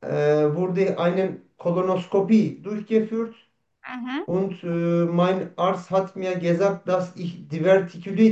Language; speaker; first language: German; non-native, learner; Turkish